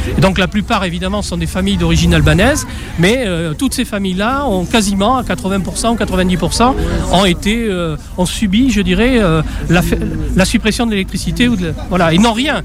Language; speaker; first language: French; native; French